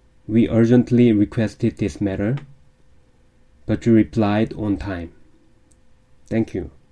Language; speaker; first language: English; non-native, fluent; Korean